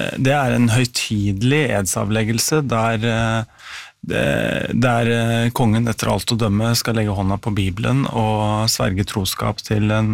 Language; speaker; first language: Norwegian; native; Norwegian